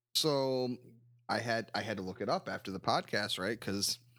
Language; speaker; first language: English; native; English